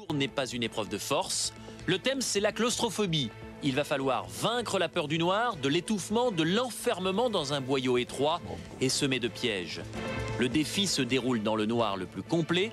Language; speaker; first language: French; native; French